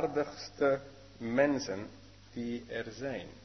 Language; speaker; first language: Dutch; non-native, fluent; English